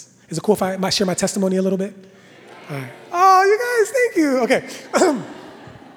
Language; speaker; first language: English; native; English